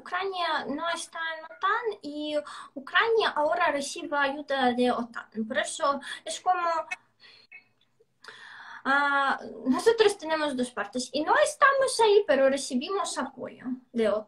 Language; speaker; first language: Spanish; non-native, fluent; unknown